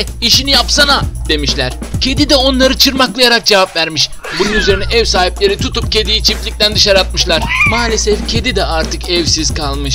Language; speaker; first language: Turkish; native; Turkish